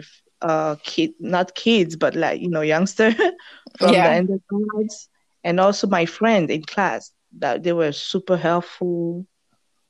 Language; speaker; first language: English; non-native, fluent; French